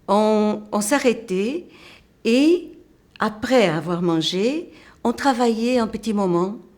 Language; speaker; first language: French; non-native, fluent; Portuguese